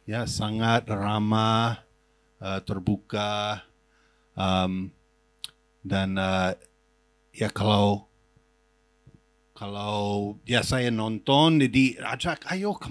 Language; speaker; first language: Indonesian; non-native, fluent; English